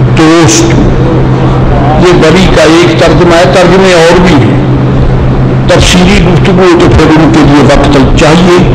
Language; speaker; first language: Urdu; non-native, local second language; Punjabi